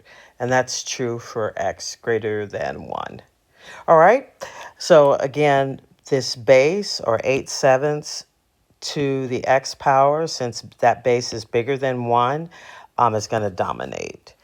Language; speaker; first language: English; native; English